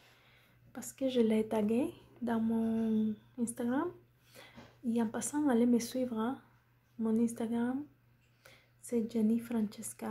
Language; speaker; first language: French; non-native, fluent; Spanish